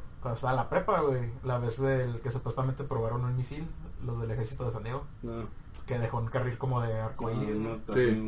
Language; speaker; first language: Spanish; native; Spanish